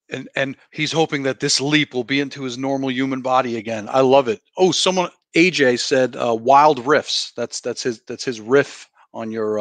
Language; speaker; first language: English; native; English